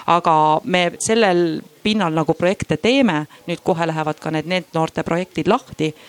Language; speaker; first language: Estonian; native; Estonian